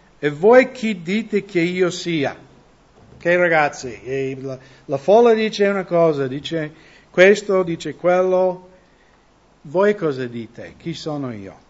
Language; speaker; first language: Italian; non-native, fluent; English